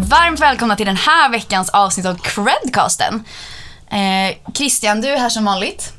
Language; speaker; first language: Swedish; native; Swedish